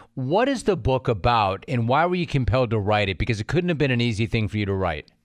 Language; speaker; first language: English; native; English